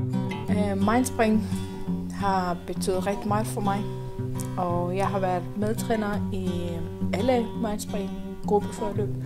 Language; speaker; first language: Danish; non-native, fluent; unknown